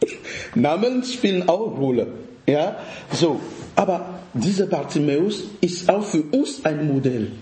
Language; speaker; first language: German; non-native, fluent; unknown